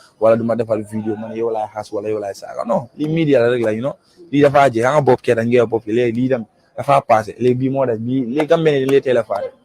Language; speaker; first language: Wolof; non-native, local second language; Mandingo